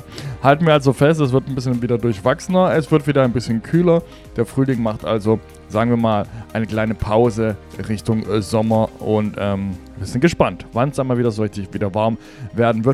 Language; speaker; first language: German; native; German